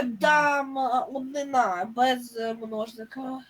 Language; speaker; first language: Ukrainian; non-native, local second language; Russian